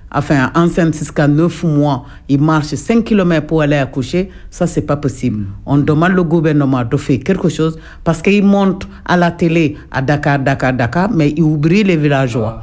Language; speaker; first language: French; non-native, local second language; Jola-Fonyi